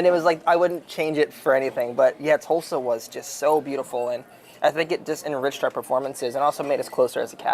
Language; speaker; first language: English; native; English